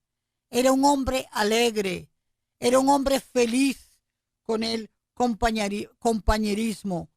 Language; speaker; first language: Spanish; native; Spanish